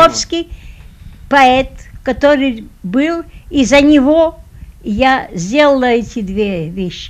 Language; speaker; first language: Russian; early bilingual, heritage; Russian